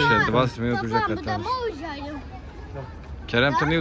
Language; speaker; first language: Russian; non-native, learner; Turkish